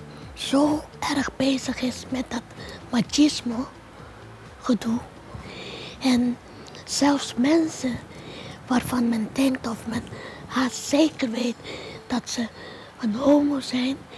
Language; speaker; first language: Dutch; non-native, local second language; Papiamento